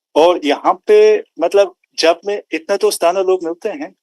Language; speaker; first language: Hindi; non-native, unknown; English